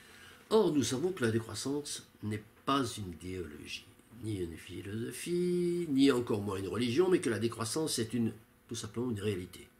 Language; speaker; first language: French; native; French